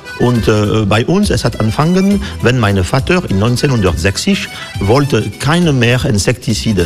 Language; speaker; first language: German; non-native, fluent; French